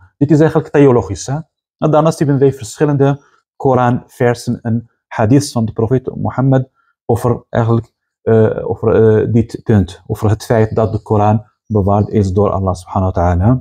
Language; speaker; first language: Dutch; non-native, fluent; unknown